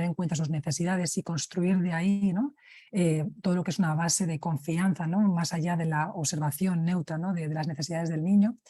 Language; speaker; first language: Spanish; native; Spanish